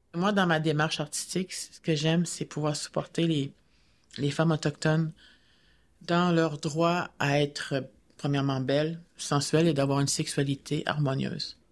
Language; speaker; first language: French; native; French